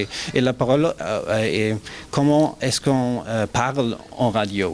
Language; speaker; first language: French; non-native, learner; German